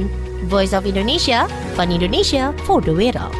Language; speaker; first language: Dutch; non-native, fluent; Indonesian